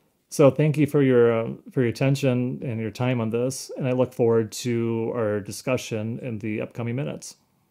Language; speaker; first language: English; native; English